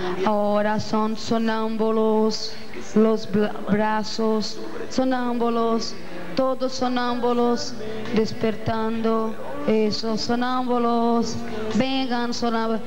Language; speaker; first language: Spanish; non-native, fluent; Portuguese